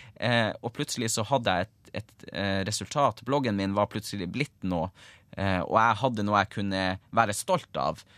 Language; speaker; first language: Norwegian; native; Norwegian